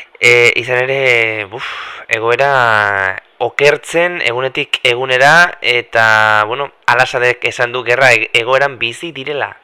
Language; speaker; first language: Basque; native; Basque